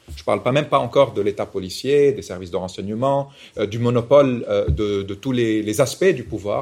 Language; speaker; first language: French; non-native, local second language; Arabic